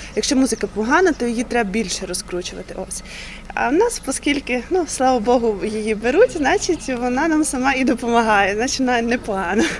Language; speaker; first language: Ukrainian; native; Ukrainian